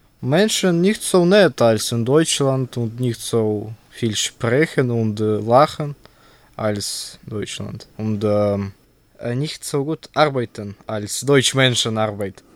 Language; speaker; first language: German; non-native, learner; Russian